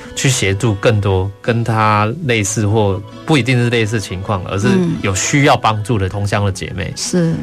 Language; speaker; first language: Chinese; non-native, fluent; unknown